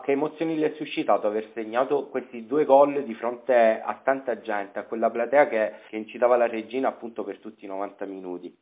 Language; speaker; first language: Italian; native; Italian